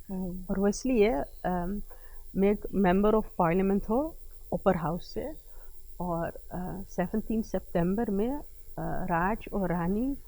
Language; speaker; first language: Hindi; early bilingual, heritage; Dutch